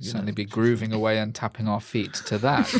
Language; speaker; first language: English; native; English